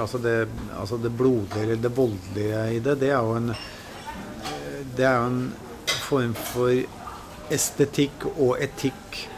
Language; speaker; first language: Norwegian; native; Norwegian